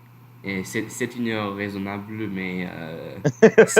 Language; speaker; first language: French; non-native, learner; English